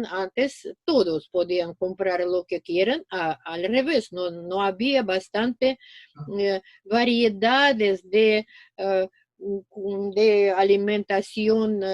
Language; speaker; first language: Spanish; non-native, fluent; Russian